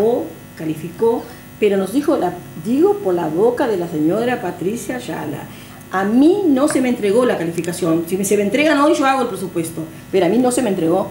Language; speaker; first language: Spanish; native; Spanish